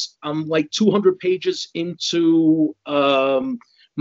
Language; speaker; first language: English; native; English